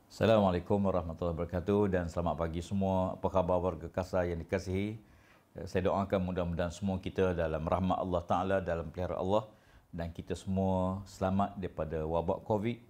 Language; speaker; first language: Malay; native; Malay